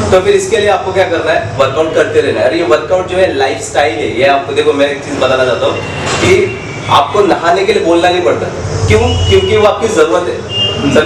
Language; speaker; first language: Hindi; native; Hindi